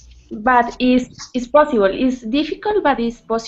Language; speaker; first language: English; non-native, learner; Spanish